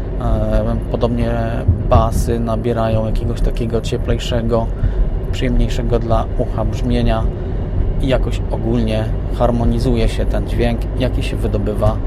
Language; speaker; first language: Polish; native; Polish